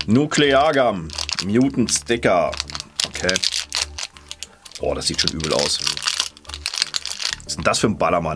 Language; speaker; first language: German; native; German